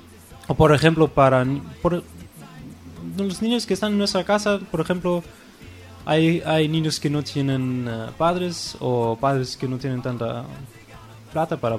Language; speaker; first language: Spanish; non-native, fluent; German